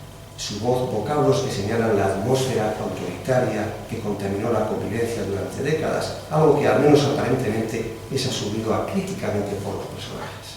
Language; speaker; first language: Spanish; native; Spanish